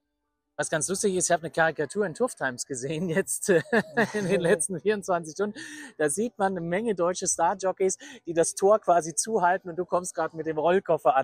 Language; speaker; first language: German; native; German